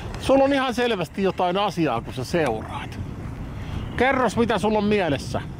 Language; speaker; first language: Finnish; native; Finnish